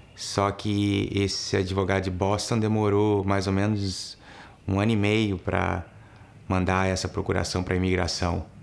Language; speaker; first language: Portuguese; native; Portuguese